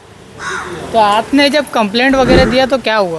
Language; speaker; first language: Hindi; native; Hindi